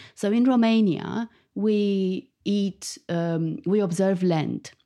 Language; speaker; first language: English; non-native, fluent; Romanian